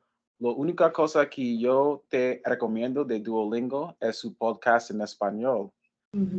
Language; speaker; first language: Spanish; non-native, fluent; English